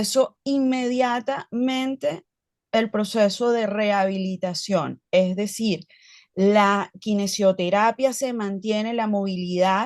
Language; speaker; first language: Spanish; native; Spanish